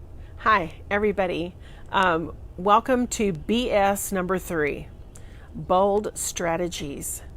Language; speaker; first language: English; native; English